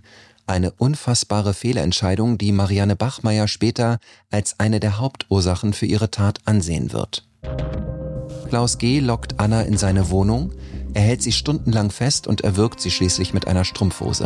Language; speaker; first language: German; native; German